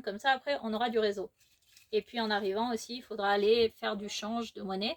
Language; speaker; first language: French; native; French